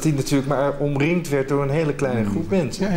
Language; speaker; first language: Dutch; native; Dutch